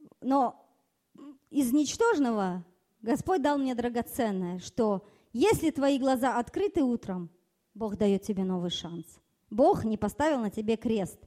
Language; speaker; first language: Russian; early bilingual, other home language; German